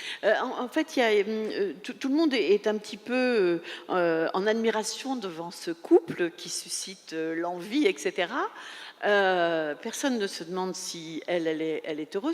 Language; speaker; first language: French; native; French